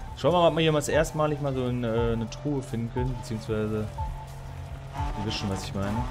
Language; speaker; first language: German; native; German